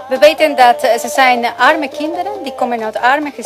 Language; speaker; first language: Dutch; non-native, fluent; Spanish